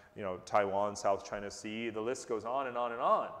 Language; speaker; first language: English; native; English